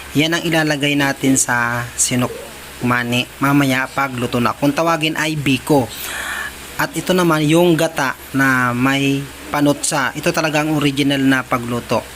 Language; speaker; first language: Filipino; native; Filipino